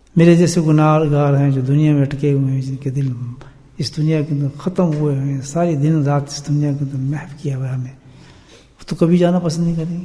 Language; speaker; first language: Urdu; non-native, local second language; Saraiki